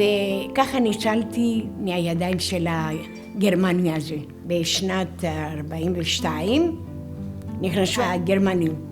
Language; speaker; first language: Hebrew; non-native, fluent; Greek